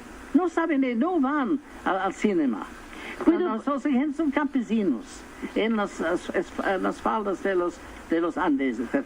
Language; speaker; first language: Spanish; non-native, fluent; English